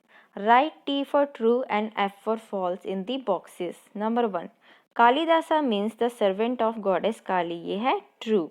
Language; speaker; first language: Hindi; non-native, local second language; Punjabi